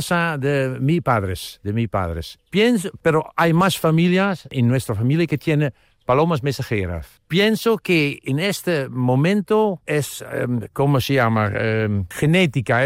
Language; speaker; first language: Spanish; non-native, learner; Dutch